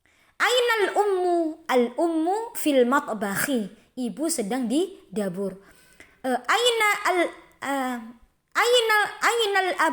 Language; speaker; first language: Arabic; non-native, fluent; Indonesian